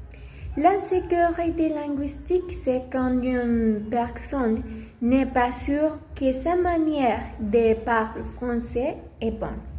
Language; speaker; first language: French; non-native, learner; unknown